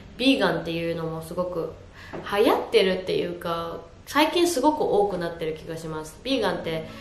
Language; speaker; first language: Japanese; native; Japanese